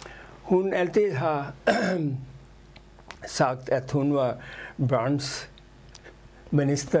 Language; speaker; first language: Danish; non-native, fluent; Urdu